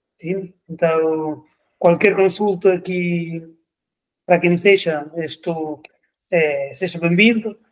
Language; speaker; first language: Portuguese; non-native, fluent; Spanish